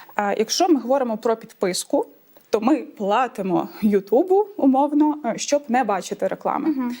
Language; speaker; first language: Ukrainian; native; Ukrainian